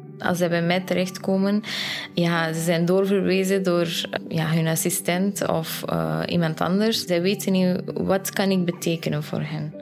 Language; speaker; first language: Dutch; non-native, fluent; Persian